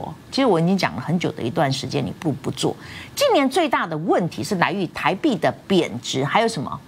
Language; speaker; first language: Chinese; native; Chinese